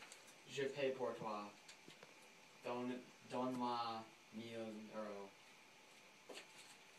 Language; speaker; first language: French; non-native, learner; English